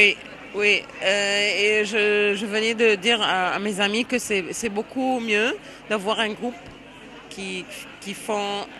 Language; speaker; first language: French; non-native, fluent; Arabic